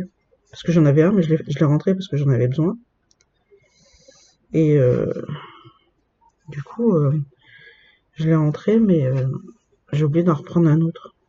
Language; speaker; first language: French; native; French